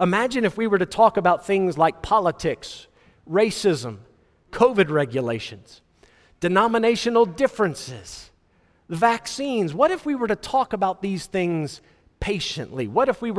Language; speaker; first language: English; native; English